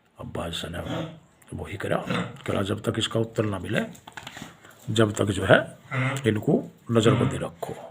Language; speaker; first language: Hindi; native; Hindi